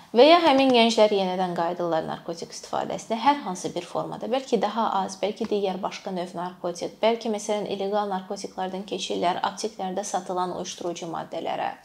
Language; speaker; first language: Azerbaijani; native; Azerbaijani